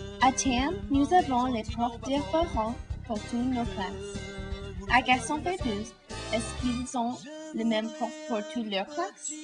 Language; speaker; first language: French; non-native, learner; English